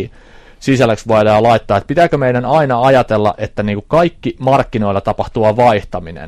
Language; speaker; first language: Finnish; native; Finnish